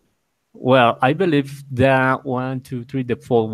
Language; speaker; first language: English; non-native, learner; Spanish